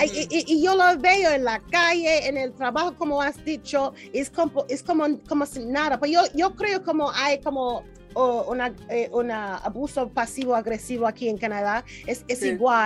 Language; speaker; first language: Spanish; non-native, learner; English